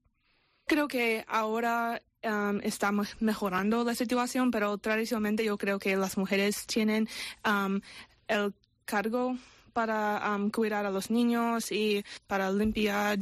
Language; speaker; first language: Spanish; non-native, fluent; English